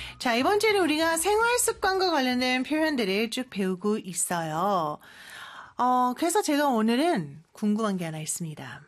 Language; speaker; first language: Korean; native; Korean